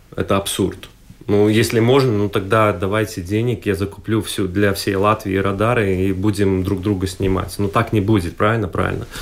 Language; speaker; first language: Russian; non-native, local second language; Latvian